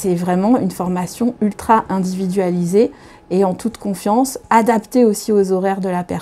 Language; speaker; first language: French; native; French